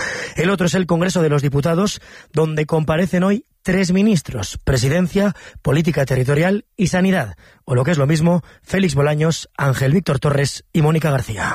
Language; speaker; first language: Spanish; native; Spanish